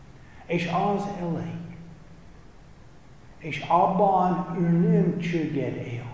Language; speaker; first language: Hungarian; non-native, fluent; English